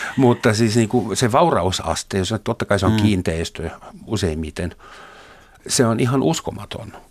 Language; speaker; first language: Finnish; non-native, fluent; German